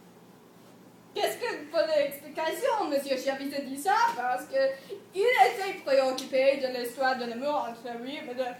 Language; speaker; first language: French; non-native, learner; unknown